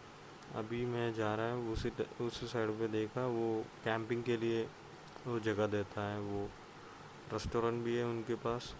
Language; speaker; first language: Hindi; non-native, local second language; Malayalam